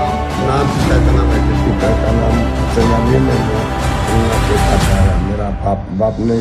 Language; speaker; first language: Hindi; non-native, learner; Bangla